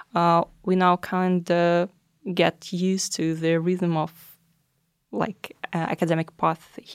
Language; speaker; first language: English; non-native, fluent; Russian